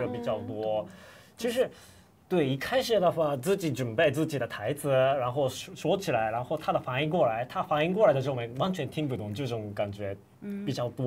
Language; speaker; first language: Chinese; non-native, fluent; Japanese